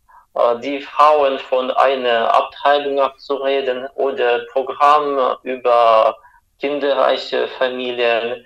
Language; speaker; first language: German; non-native, fluent; Russian